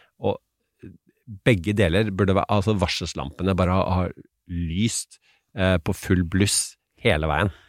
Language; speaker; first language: Norwegian; native; Norwegian